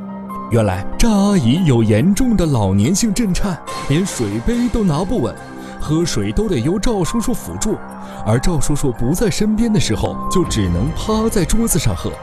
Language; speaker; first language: Chinese; native; Chinese